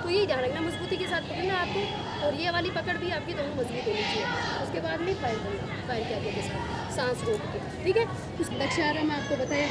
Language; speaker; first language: Hindi; native; Hindi